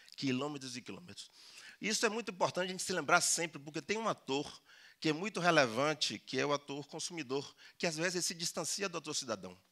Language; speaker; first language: Portuguese; early bilingual, other home language; Spanish